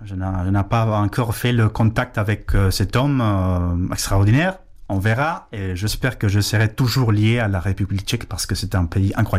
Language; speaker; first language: French; non-native, fluent; Spanish